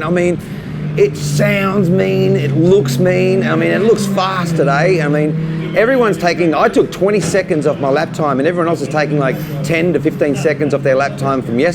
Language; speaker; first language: English; native; English